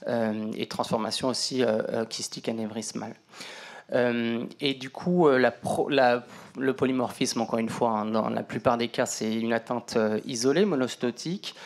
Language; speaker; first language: French; native; French